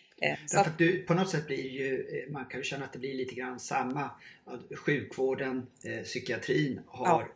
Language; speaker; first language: Swedish; native; Swedish